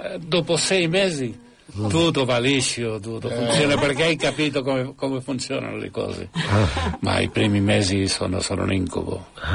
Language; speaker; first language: Italian; non-native, fluent; Catalan